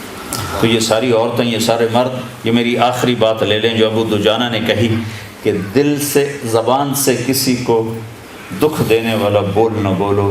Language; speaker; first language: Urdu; non-native, local second language; Punjabi